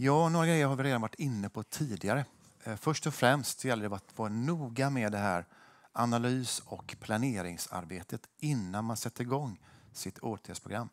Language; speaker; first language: Swedish; native; Swedish